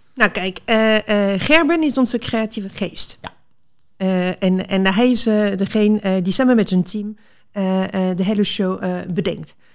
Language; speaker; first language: Dutch; non-native, fluent; French